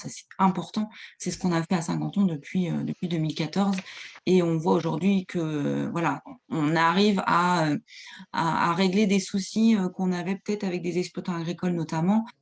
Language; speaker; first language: French; native; French